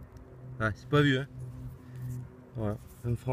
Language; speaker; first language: French; native; French